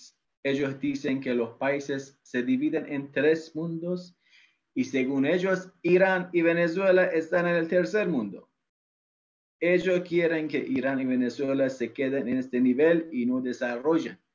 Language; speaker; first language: Spanish; non-native, fluent; Persian